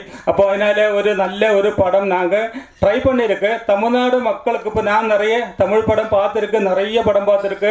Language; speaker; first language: Tamil; non-native, local second language; Malayalam